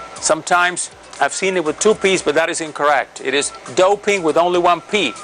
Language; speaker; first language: English; non-native, fluent; Spanish